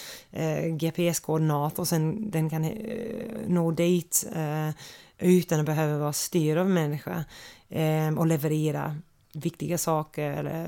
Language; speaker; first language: Swedish; non-native, fluent; English